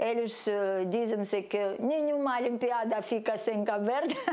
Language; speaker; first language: Portuguese; non-native, learner; Russian